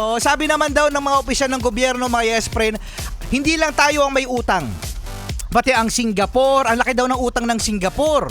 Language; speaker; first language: Filipino; native; Filipino